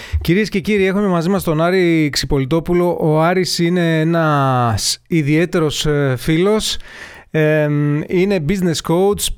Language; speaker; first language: Greek; native; Greek